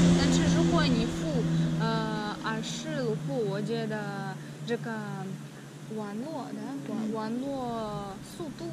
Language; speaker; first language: Chinese; non-native, fluent; Russian